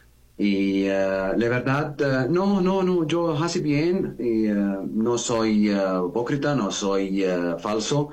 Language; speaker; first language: Spanish; non-native, learner; Arabic